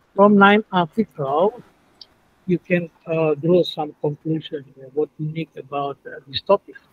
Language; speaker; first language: English; non-native, fluent; Indonesian